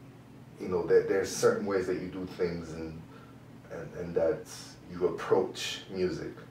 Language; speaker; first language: English; native; English